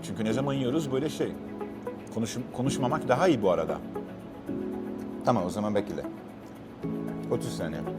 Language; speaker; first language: Turkish; non-native, learner; Portuguese